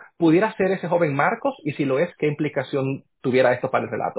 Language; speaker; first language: Spanish; native; Spanish